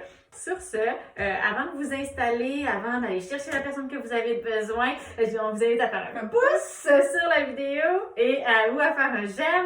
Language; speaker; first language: French; native; French